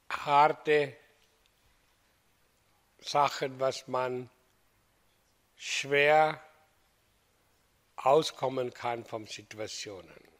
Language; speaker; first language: German; non-native, learner; Hindi